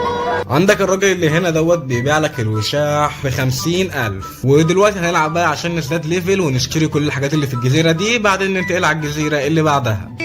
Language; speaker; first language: Arabic; native; Arabic